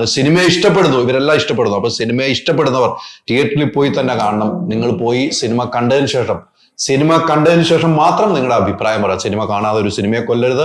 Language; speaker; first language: Malayalam; native; Malayalam